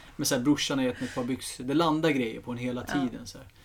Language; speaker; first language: Swedish; early bilingual, other home language; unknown